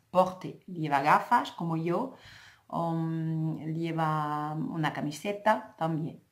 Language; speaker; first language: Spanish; non-native, fluent; French